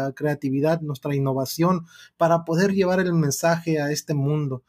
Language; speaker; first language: Spanish; early bilingual, heritage; Spanish